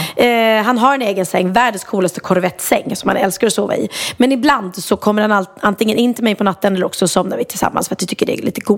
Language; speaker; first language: Swedish; native; Swedish